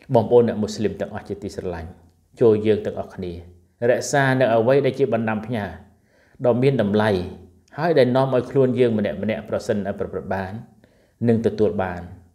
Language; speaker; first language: Khmer; non-native, local second language; Eastern Cham